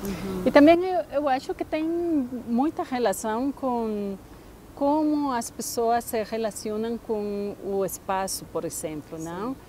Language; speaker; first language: Portuguese; non-native, fluent; Spanish